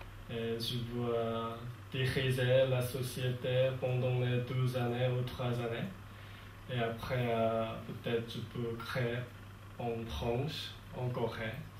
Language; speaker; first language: French; non-native, learner; Korean